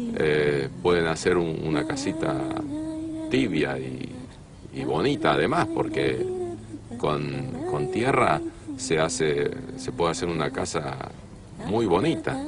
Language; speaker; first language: Spanish; native; Spanish